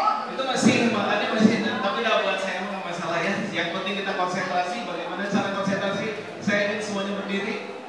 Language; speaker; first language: Indonesian; non-native, local second language; Sundanese